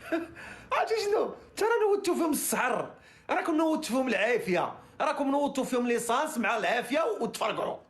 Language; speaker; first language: Arabic; native; Arabic